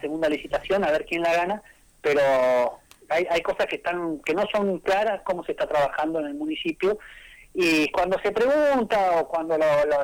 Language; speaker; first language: Spanish; native; Spanish